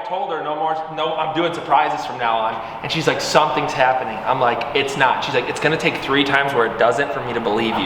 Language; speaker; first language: English; native; English